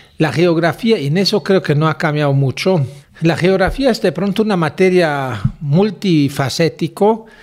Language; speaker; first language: Spanish; non-native, fluent; German